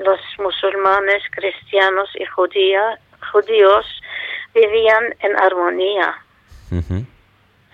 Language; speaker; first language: Spanish; non-native, fluent; Arabic